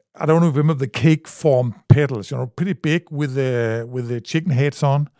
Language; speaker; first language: English; non-native, fluent; Danish